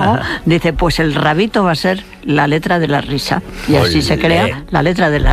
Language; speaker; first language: Spanish; native; Spanish